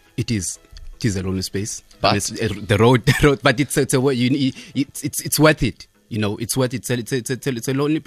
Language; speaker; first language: English; non-native, local second language; Xhosa